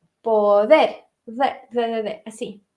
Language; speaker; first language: Spanish; non-native, fluent; Russian